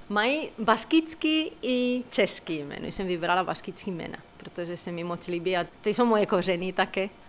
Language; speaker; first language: Czech; non-native, fluent; Spanish